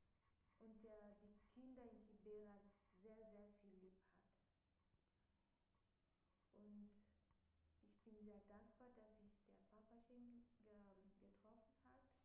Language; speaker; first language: German; non-native, learner; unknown